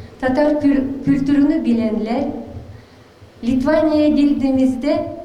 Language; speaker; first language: Turkish; early bilingual, heritage; Tatar